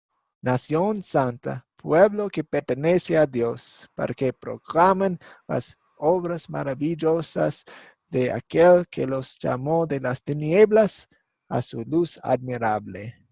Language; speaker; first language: Spanish; non-native, fluent; English